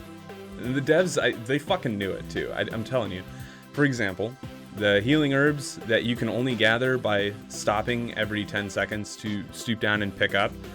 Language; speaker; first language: English; native; English